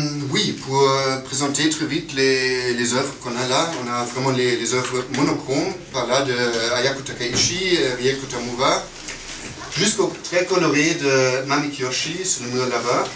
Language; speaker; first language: French; non-native, fluent; German